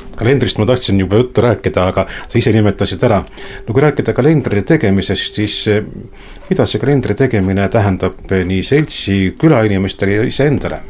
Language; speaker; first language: Estonian; native; Estonian